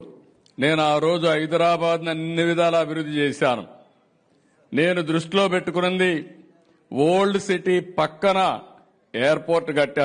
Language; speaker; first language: Telugu; native; Telugu